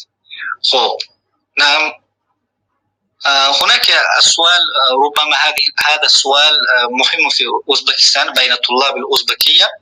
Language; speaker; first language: Arabic; non-native, fluent; Uzbek